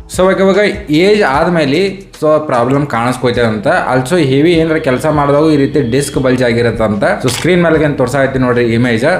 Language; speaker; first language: Kannada; native; Kannada